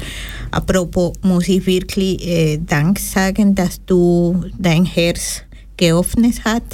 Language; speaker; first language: German; non-native, learner; Spanish